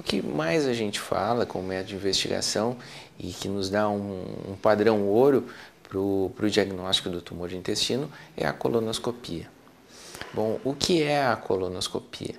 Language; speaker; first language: Portuguese; native; Portuguese